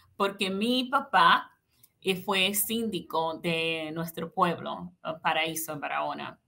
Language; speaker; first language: Spanish; native; Spanish